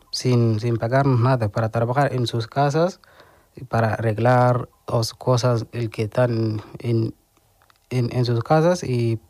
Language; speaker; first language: Spanish; non-native, learner; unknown